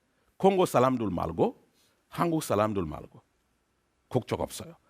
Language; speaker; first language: Korean; non-native, learner; French